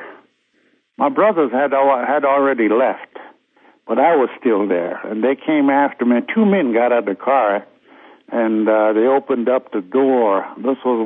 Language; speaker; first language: English; early bilingual, other home language; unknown